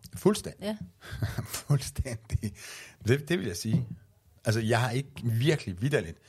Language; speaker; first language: Danish; non-native, fluent; Persian